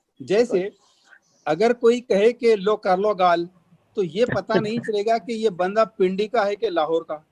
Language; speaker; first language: Urdu; native; Urdu